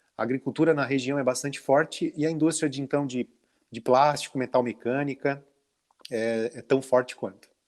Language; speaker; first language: Portuguese; native; Portuguese